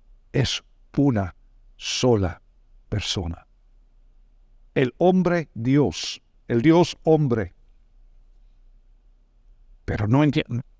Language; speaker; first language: Spanish; non-native, fluent; English